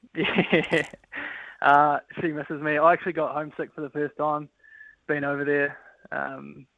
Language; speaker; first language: English; native; English